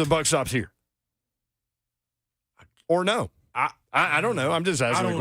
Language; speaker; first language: English; native; English